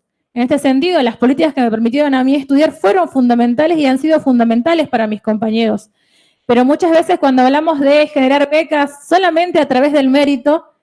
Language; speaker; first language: Spanish; native; Spanish